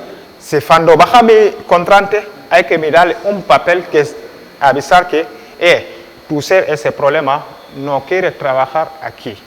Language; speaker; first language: Spanish; non-native, learner; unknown